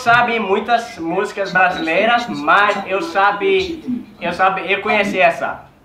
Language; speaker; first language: Portuguese; non-native, fluent; Swedish